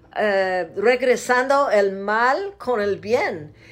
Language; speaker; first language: Spanish; non-native, fluent; English